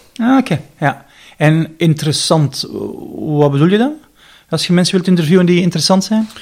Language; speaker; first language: Dutch; native; Dutch